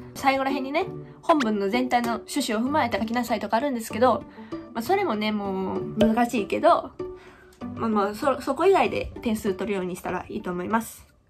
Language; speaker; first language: Japanese; native; Japanese